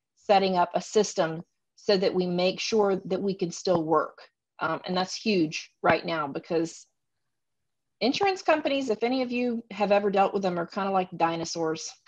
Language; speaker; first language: English; native; English